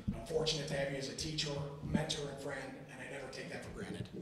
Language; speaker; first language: English; native; English